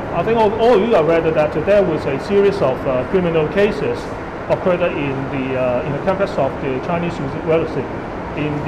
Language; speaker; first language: English; non-native, local second language; Cantonese